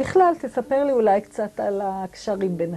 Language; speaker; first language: Hebrew; native; Hebrew